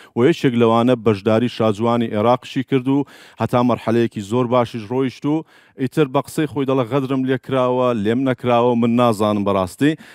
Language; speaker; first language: Central Kurdish; native; Central Kurdish